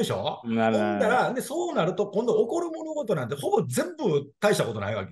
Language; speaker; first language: Japanese; native; Japanese